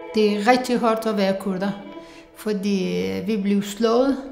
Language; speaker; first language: Danish; non-native, fluent; Arabic